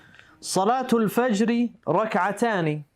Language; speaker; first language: Arabic; non-native, fluent; English